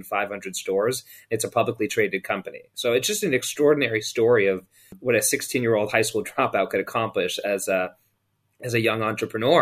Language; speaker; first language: English; native; English